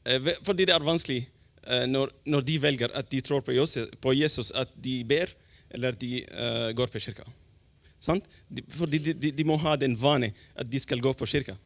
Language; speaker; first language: Norwegian; non-native, learner; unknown